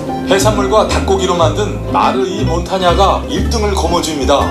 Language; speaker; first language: Korean; native; Korean